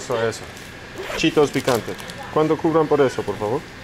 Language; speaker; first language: Spanish; non-native, learner; English